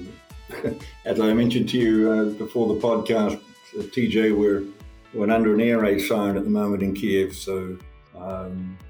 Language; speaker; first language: English; native; English